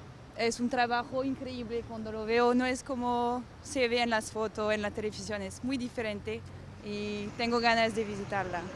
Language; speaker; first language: Spanish; non-native, fluent; French